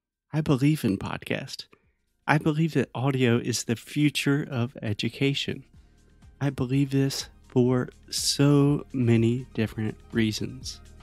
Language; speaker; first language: English; native; English